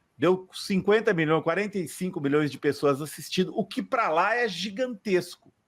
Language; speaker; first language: Portuguese; native; Portuguese